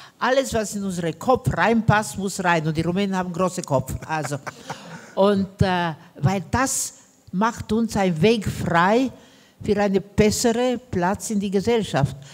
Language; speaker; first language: German; non-native, fluent; Romanian